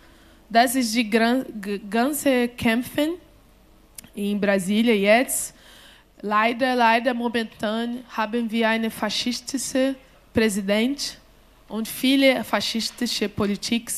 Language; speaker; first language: German; non-native, learner; Portuguese